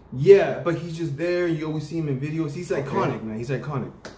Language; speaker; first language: English; early bilingual, other home language; Spanish